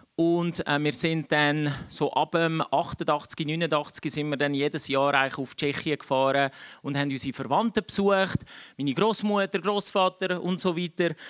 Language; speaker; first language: German; early bilingual, other home language; Czech